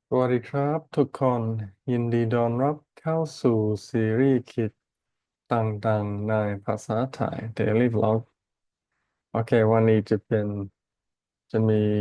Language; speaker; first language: Thai; non-native, learner; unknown